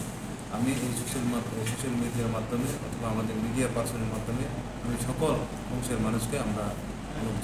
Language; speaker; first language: Bangla; non-native, local second language; Kok Borok